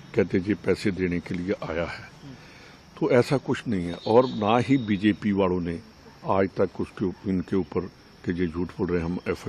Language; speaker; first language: Hindi; non-native, local second language; Punjabi